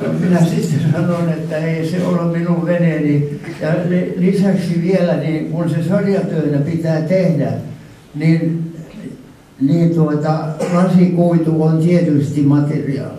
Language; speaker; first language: Finnish; non-native, local second language; Swedish